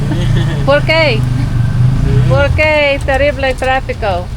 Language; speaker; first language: Spanish; non-native, learner; English